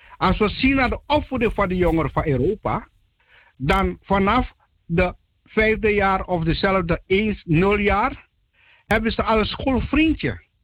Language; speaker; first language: Dutch; native; Dutch